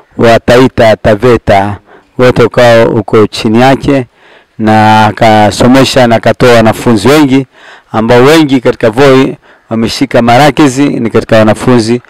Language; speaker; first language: Swahili; native; Swahili